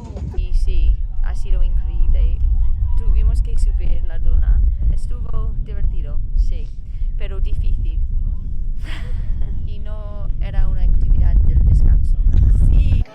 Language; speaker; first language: Spanish; non-native, fluent; English